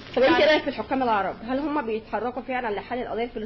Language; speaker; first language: Arabic; native; Arabic